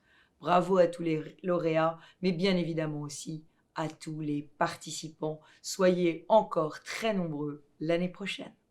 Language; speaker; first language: French; native; French